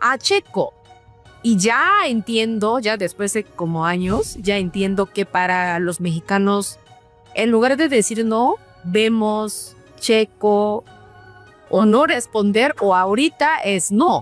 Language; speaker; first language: Spanish; non-native, fluent; Korean